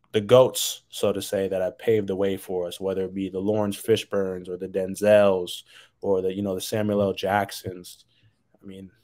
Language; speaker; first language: English; native; English